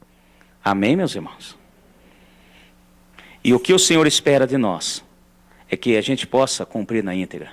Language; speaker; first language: Portuguese; native; Portuguese